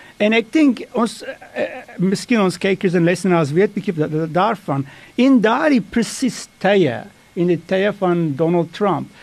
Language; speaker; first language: Afrikaans; non-native, fluent; Turkish